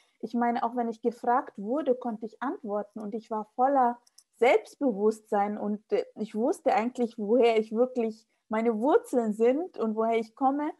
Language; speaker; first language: German; early bilingual, other home language; Arabic